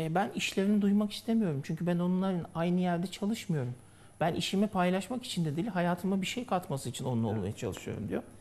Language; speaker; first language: Turkish; native; Turkish